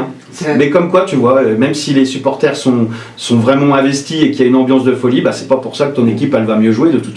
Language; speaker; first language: French; native; French